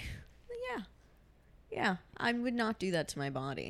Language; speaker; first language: English; native; English